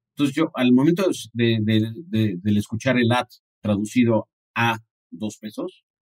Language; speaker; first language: Spanish; native; Spanish